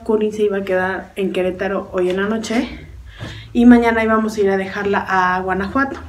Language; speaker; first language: Spanish; native; Spanish